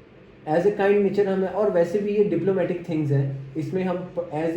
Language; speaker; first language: Hindi; native; Hindi